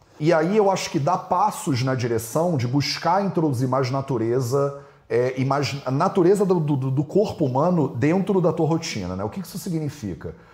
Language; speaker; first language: Portuguese; native; Portuguese